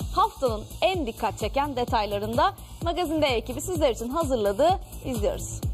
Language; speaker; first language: Turkish; non-native, fluent; Portuguese